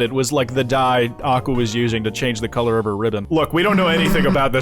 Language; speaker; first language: English; native; English